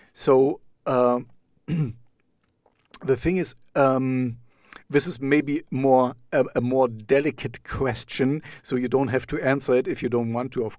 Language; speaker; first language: English; non-native, fluent; German